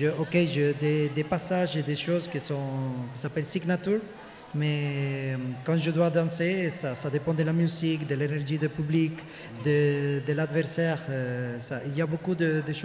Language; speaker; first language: French; non-native, fluent; Spanish